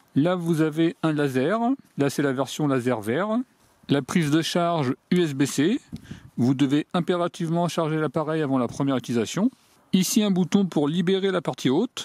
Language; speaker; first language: French; native; French